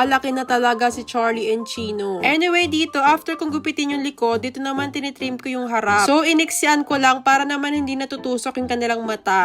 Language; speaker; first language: Filipino; native; Filipino